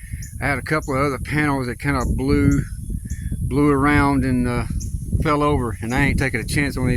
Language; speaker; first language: English; native; English